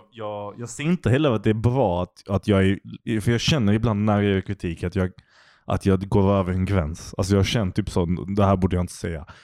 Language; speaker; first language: Swedish; early bilingual, other home language; Turkish